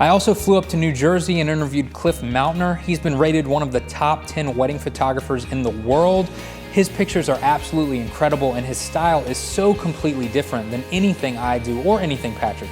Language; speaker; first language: English; native; English